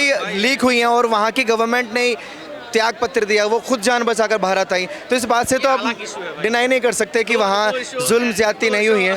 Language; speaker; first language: Hindi; native; Hindi